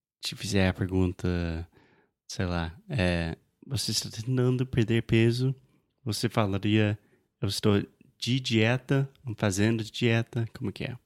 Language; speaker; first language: Portuguese; non-native, fluent; English